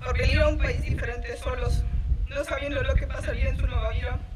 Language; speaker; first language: Spanish; early bilingual, heritage; Spanish